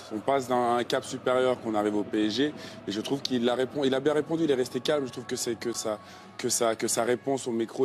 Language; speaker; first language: French; native; French